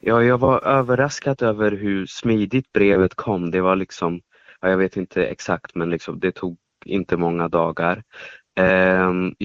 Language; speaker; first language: Swedish; non-native, fluent; German